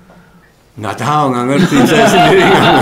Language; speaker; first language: Indonesian; non-native, fluent; English